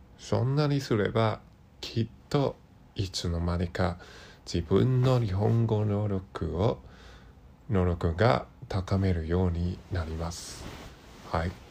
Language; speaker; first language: Japanese; non-native, learner; Cantonese